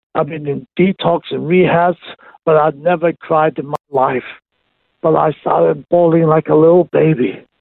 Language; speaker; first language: English; non-native, local second language; Cantonese